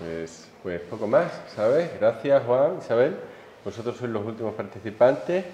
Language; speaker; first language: Spanish; native; Spanish